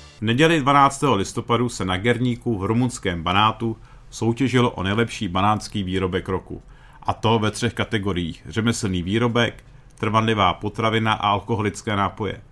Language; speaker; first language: Czech; early bilingual, heritage; Czech